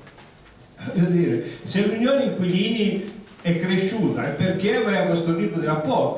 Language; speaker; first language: Italian; native; Italian